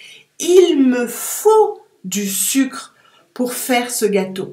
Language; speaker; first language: French; native; French